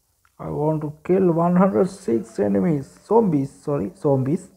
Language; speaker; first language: English; non-native, learner; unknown